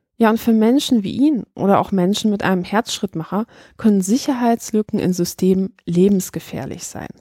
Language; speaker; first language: German; early bilingual, other home language; Polish